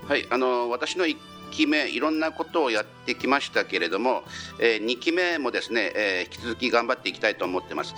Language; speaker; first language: Japanese; native; Japanese